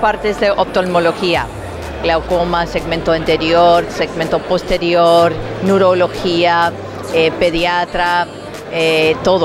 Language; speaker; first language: Spanish; non-native, fluent; English